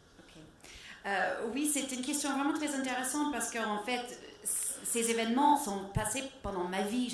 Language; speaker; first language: French; native; French